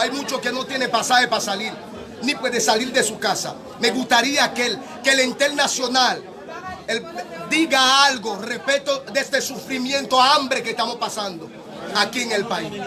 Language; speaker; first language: Spanish; non-native, learner; Haitian Creole